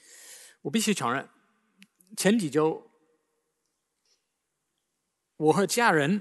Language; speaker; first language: Chinese; native; Chinese